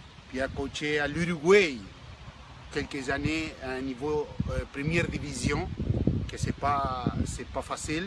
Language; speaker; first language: French; non-native, fluent; Spanish